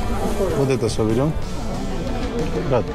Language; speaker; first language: Russian; non-native, learner; Spanish